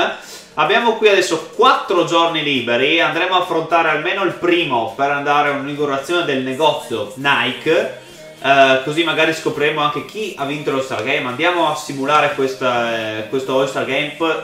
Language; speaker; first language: Italian; native; Italian